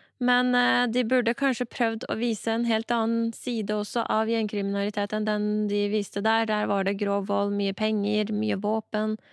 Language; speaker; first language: Norwegian; early bilingual, other home language; Persian